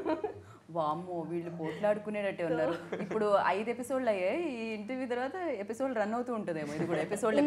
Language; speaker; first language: Telugu; native; Telugu